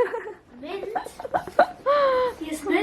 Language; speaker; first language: German; early bilingual, other home language; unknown